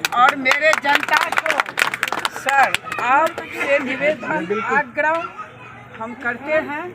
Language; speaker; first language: Hindi; non-native, local second language; Maithili